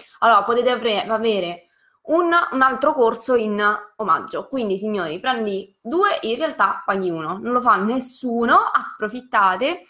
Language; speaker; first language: Italian; native; Italian